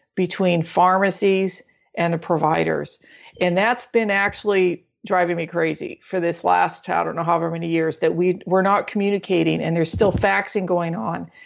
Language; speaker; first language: English; native; English